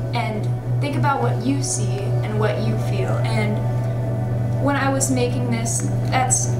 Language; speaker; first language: English; native; English